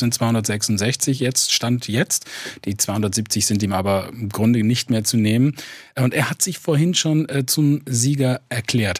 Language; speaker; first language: German; native; German